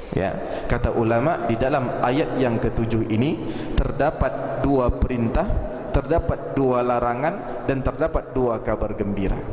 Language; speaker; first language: Malay; native; Malay